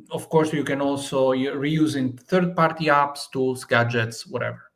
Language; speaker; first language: English; non-native, fluent; Italian